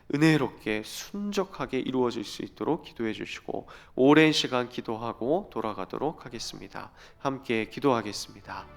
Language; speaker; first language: Korean; native; Korean